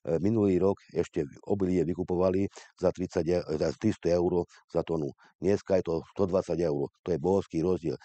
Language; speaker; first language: Slovak; non-native, local second language; Hungarian